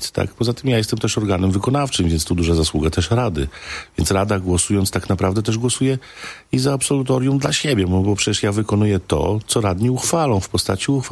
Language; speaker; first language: Polish; native; Polish